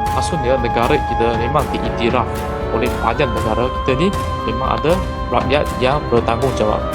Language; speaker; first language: Malay; native; Malay